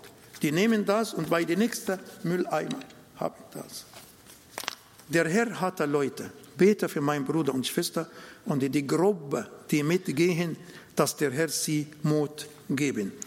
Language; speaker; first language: German; non-native, learner; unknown